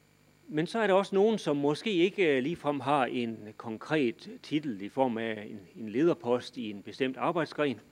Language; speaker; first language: Danish; native; Danish